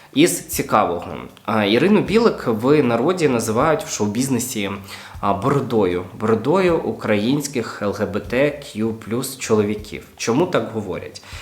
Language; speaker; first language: Ukrainian; non-native, local second language; Russian